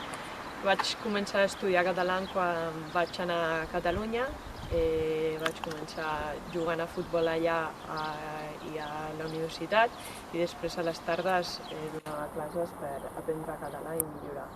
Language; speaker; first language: Catalan; non-native, fluent; Basque